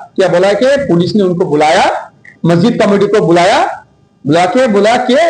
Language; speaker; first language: Hindi; non-native, local second language; Bangla